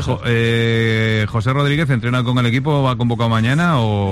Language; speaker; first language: Spanish; native; Spanish